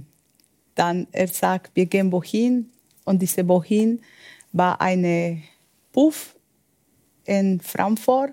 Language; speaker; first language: German; non-native, fluent; Spanish